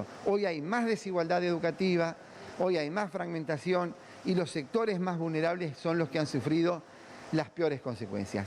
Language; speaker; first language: Spanish; native; Spanish